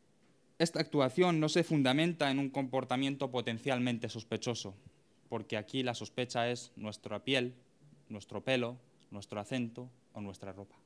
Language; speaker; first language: Spanish; native; Spanish